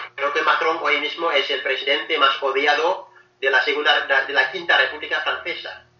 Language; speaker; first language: Spanish; non-native, fluent; Wolof